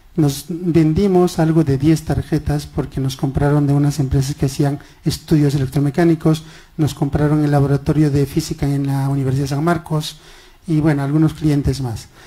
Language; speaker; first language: Spanish; non-native, local second language; Quechua